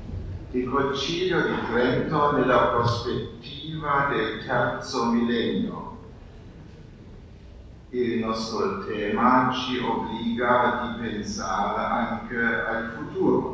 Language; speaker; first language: Italian; non-native, fluent; German